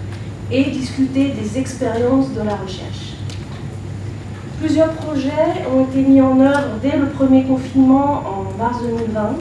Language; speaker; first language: French; native; French